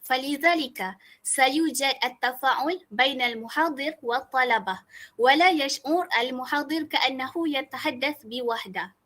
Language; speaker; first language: Arabic; non-native, learner; Malay